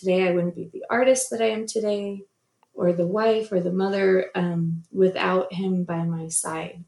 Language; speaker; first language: English; native; English